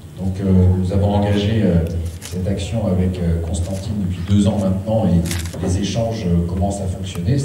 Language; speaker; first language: French; early bilingual, other home language; Swiss German